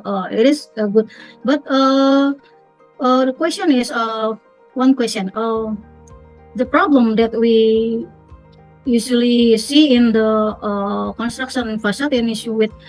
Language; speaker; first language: English; non-native, fluent; Indonesian